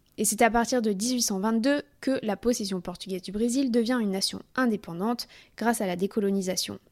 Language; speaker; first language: French; native; French